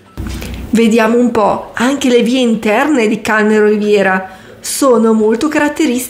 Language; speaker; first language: Italian; native; Italian